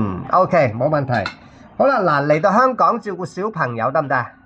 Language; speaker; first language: Cantonese; native; Cantonese